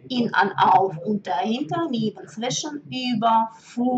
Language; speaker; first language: German; non-native, fluent; Russian